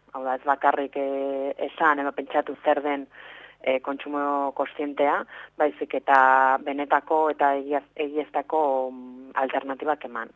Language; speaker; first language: Basque; non-native, local second language; Spanish